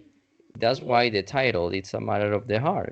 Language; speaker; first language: English; non-native, fluent; Spanish